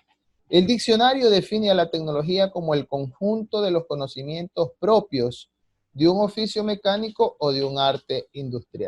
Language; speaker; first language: Spanish; native; Spanish